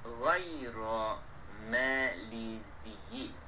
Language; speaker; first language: Arabic; non-native, fluent; Malay